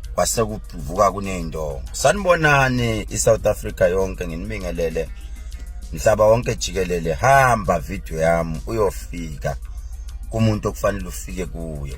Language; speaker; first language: Zulu; native; Zulu